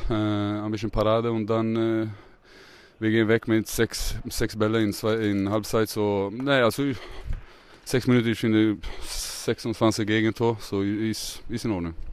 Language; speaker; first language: German; non-native, learner; Swedish